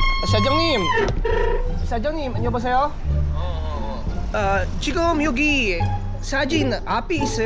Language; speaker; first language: Korean; non-native, learner; Filipino